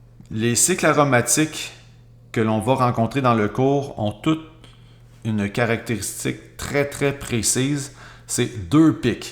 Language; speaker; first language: French; native; French